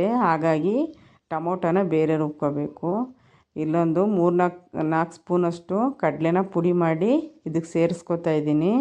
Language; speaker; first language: Kannada; native; Kannada